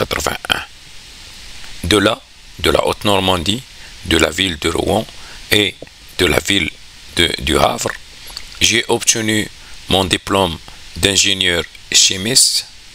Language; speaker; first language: French; non-native, local second language; Arabic